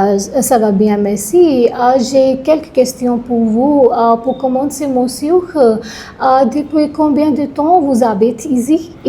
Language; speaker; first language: French; non-native, learner; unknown